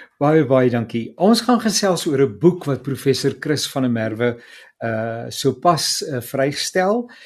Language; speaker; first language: Afrikaans; native; Afrikaans